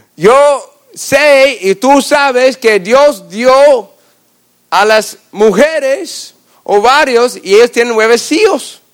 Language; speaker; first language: Spanish; non-native, fluent; English